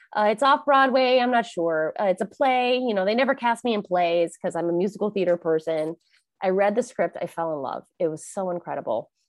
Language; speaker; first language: English; early bilingual, other home language; Thai